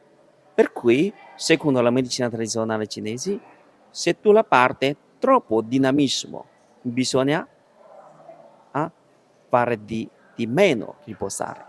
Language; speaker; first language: Italian; non-native, learner; Chinese